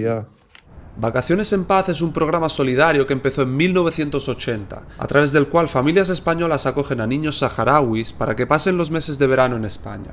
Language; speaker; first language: Spanish; native; Spanish